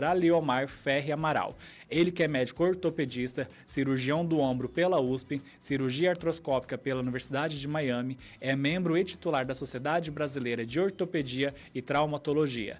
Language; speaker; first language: Portuguese; native; Portuguese